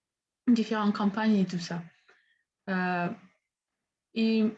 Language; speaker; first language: French; non-native, learner; Spanish